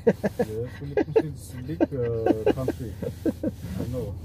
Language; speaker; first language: English; non-native, learner; Armenian